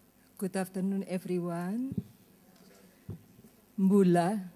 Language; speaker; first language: English; non-native, learner; Indonesian